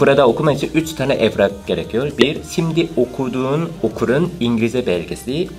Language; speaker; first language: Turkish; non-native, fluent; Korean